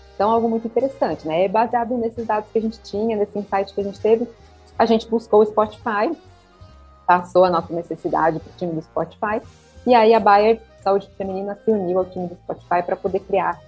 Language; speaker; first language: Portuguese; native; Portuguese